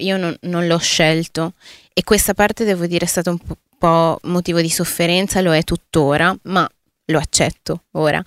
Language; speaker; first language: Italian; early bilingual, other home language; Spanish